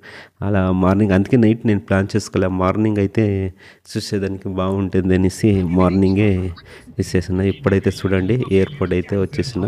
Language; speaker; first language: Telugu; native; Telugu